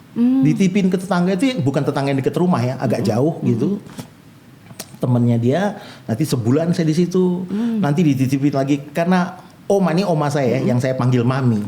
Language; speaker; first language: Indonesian; native; Indonesian